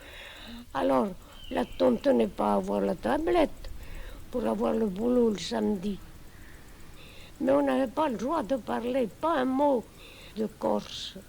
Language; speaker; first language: French; non-native, local second language; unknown